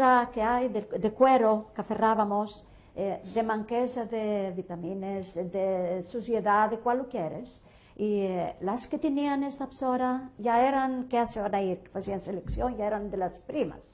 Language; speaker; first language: Spanish; early bilingual, heritage; Ladino